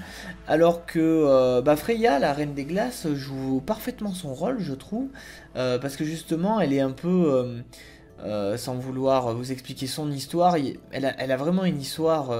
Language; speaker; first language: French; native; French